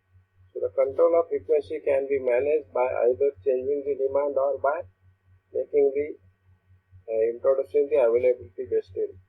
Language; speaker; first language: English; non-native, local second language; Marathi